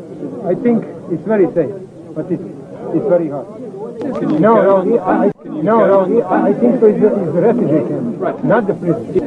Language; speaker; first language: English; non-native, learner; Bosnian